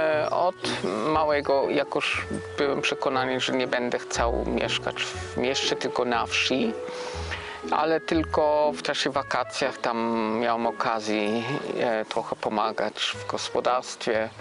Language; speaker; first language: Polish; non-native, fluent; German